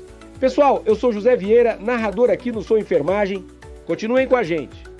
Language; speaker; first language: Portuguese; native; Portuguese